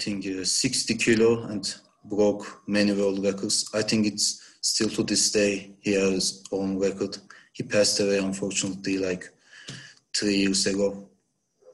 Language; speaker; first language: English; non-native, learner; Turkish